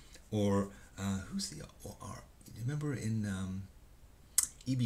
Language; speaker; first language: English; native; English